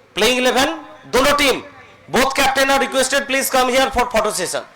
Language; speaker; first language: Hindi; non-native, local second language; Bangla